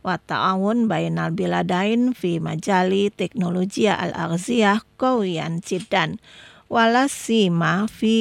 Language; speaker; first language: Arabic; non-native, fluent; Indonesian